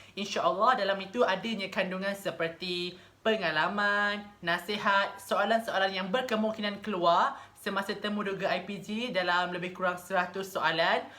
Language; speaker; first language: Malay; native; Malay